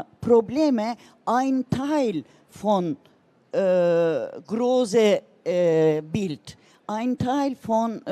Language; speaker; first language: German; non-native, learner; Turkish